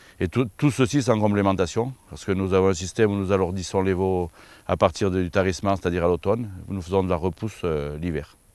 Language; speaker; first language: French; native; French